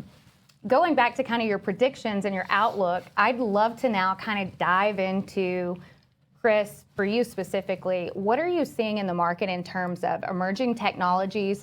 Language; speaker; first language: English; native; English